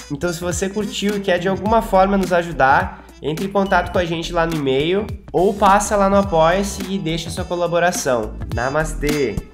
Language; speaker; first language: Portuguese; native; Portuguese